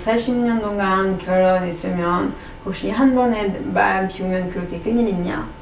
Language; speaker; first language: Korean; non-native, fluent; French